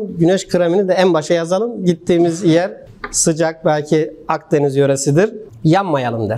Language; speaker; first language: Turkish; native; Turkish